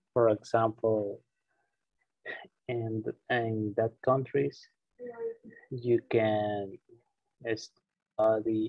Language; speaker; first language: English; non-native, learner; Spanish